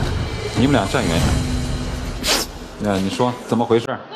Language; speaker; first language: Chinese; native; Chinese